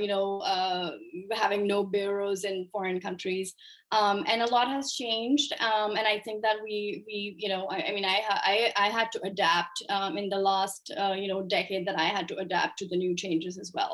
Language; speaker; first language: English; non-native, local second language; Urdu